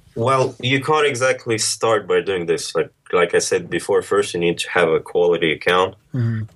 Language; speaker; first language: English; early bilingual, other home language; Russian